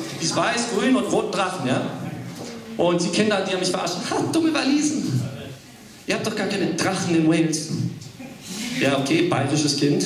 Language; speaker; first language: German; early bilingual, other home language; English